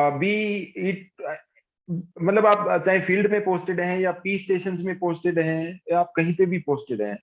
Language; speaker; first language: Hindi; native; Hindi